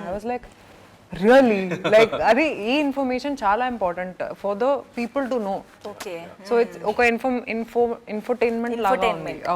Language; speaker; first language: Telugu; non-native, fluent; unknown